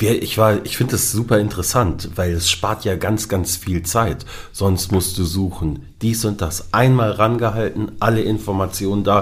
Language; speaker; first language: German; native; German